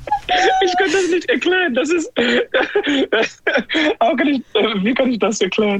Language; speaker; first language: German; non-native, learner; English